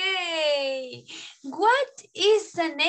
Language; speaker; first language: English; non-native, learner; Spanish